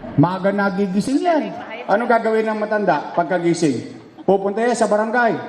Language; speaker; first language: Filipino; native; Filipino